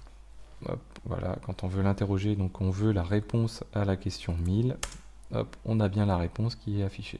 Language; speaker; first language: French; native; French